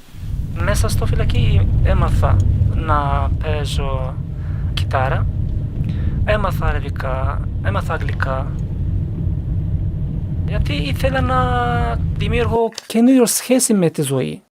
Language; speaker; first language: Greek; non-native, learner; Turkish